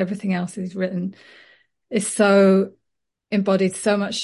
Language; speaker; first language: English; native; English